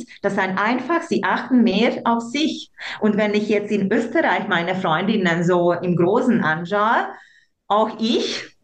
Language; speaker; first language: German; non-native, local second language; Hungarian